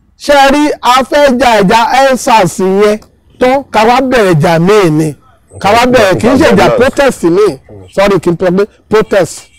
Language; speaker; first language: Yoruba; native; Yoruba